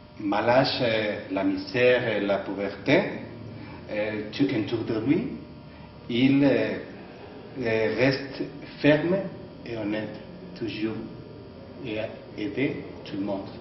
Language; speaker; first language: French; non-native, learner; Spanish